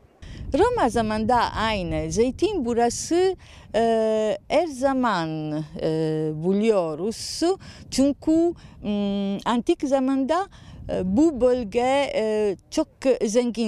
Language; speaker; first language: Turkish; non-native, learner; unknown